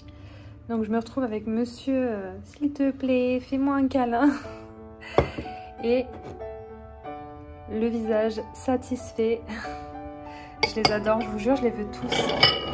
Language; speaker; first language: French; native; French